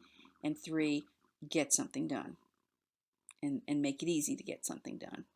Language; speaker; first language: English; native; English